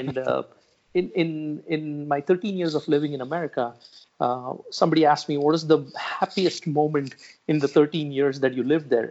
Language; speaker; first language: English; non-native, local second language; Marathi